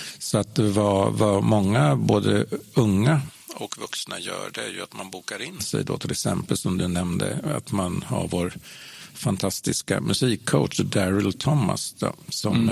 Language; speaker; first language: Swedish; native; Swedish